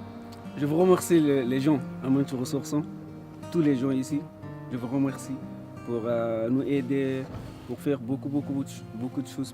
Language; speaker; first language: French; non-native, learner; Arabic